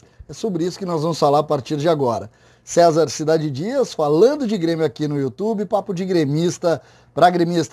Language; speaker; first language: Portuguese; native; Portuguese